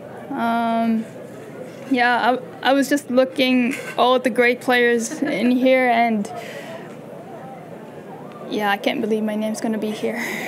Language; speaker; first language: English; non-native, local second language; Japanese